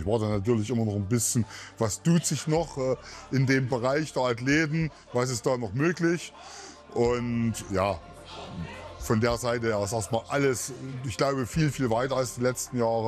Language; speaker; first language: German; native; German